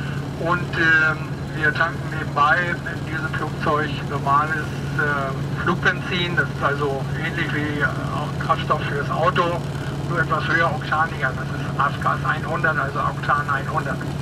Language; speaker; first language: German; native; German